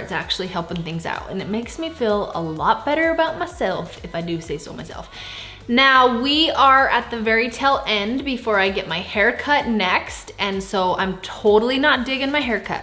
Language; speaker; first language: English; native; English